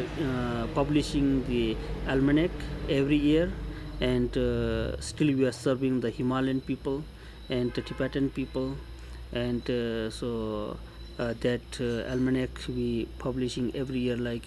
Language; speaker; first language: English; non-native, local second language; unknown